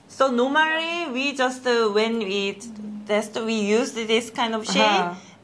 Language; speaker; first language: English; non-native, learner; Korean